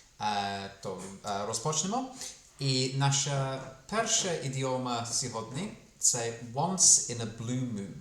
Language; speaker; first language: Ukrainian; non-native, fluent; English